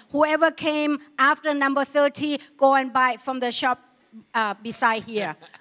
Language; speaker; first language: English; non-native, fluent; Thai